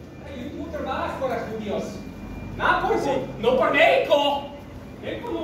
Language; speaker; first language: Spanish; non-native, learner; English